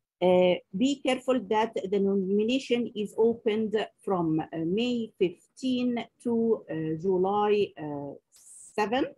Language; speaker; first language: English; non-native, local second language; Arabic